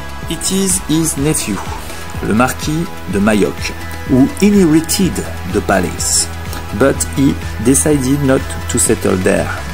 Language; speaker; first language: English; non-native, learner; French